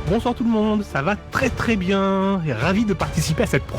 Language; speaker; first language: French; native; French